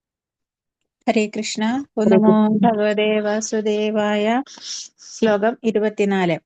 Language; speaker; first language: Malayalam; native; Malayalam